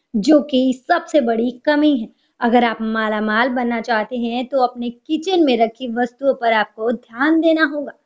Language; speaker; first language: Hindi; native; Hindi